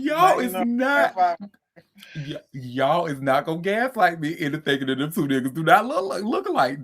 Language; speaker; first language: English; native; English